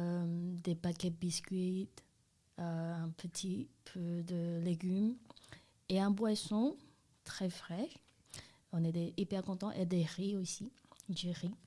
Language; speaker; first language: French; non-native, learner; Chinese